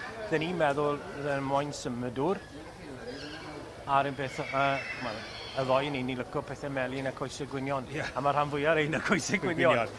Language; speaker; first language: Welsh; native; Welsh